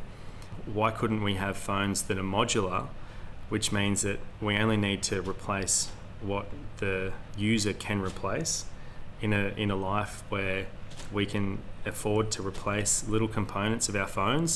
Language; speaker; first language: English; native; English